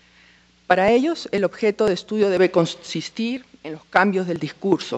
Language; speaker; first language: Spanish; native; Spanish